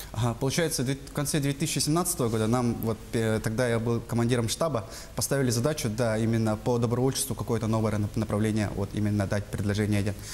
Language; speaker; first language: Russian; non-native, local second language; Yakut